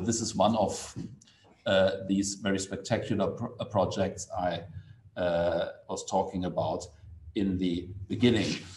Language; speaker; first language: English; non-native, fluent; German